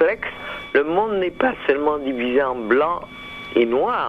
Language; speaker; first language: French; native; French